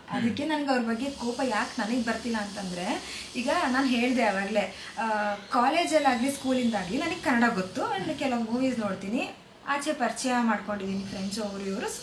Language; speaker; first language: Kannada; non-native, local second language; Malayalam